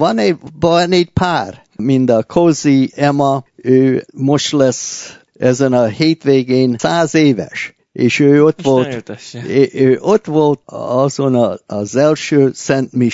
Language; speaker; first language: Hungarian; early bilingual, heritage; Hungarian